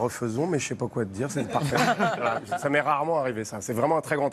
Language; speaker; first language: French; native; French